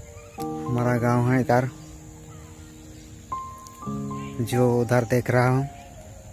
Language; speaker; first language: Hindi; non-native, local second language; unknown